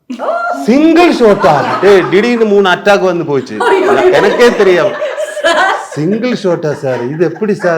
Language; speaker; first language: Tamil; non-native, learner; Malayalam